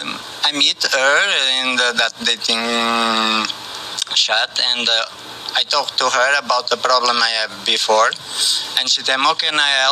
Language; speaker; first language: English; non-native, learner; Portuguese